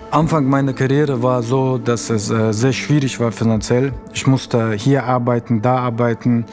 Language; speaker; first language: German; early bilingual, other home language; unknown